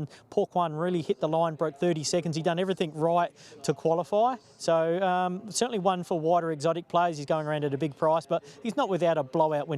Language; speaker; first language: English; native; English